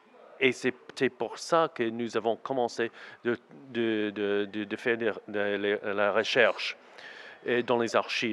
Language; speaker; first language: French; non-native, learner; English